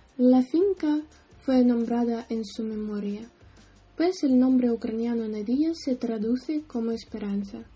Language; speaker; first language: Spanish; non-native, fluent; Ukrainian